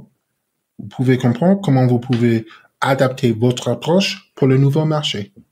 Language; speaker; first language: French; non-native, learner; English